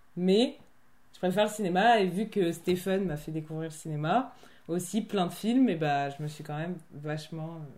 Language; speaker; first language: French; native; French